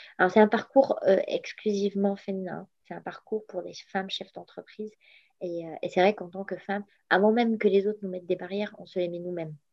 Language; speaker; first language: French; non-native, local second language; Arabic